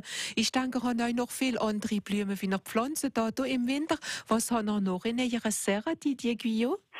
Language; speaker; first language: German; native; German